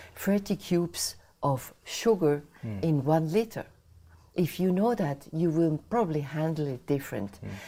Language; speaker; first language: English; non-native, fluent; Swiss German